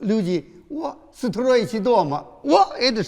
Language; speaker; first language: Russian; non-native, learner; Chinese